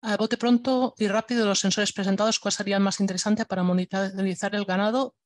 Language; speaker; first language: Spanish; non-native, local second language; Catalan